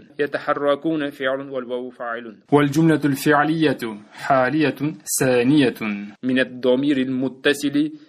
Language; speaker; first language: Arabic; non-native, fluent; Uzbek